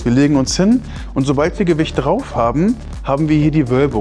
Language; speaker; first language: German; native; German